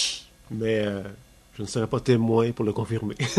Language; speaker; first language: French; native; French